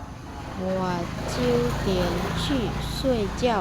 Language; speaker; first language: Chinese; non-native, learner; Khmer